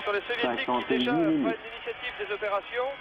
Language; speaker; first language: French; native; French